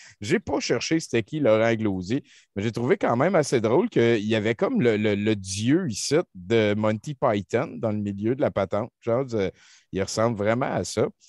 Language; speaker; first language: French; native; French